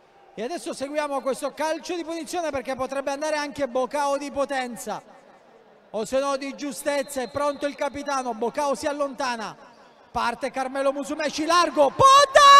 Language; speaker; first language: Italian; native; Italian